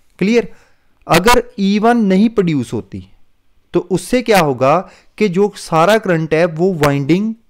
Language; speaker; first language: Hindi; non-native, local second language; Punjabi